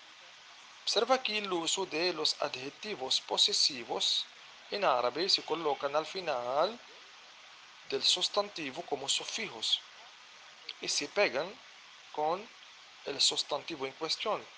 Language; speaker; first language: Spanish; non-native, fluent; Arabic